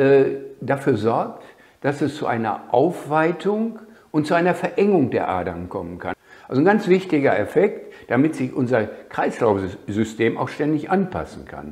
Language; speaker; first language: German; native; German